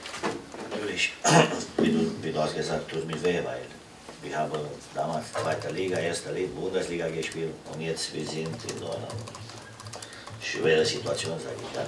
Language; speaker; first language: German; non-native, fluent; Romanian